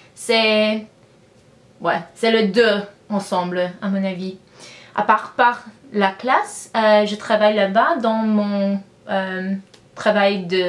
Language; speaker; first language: French; non-native, learner; English